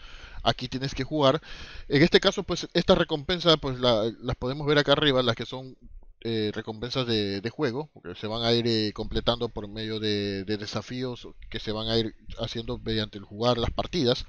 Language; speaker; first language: Spanish; native; Spanish